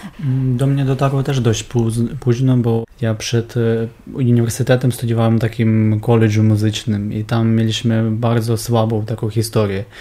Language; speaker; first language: Polish; non-native, fluent; Ukrainian